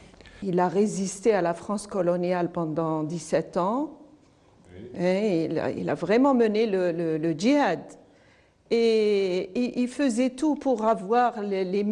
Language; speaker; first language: French; non-native, local second language; Arabic